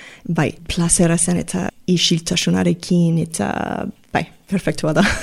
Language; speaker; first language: Basque; non-native, learner; English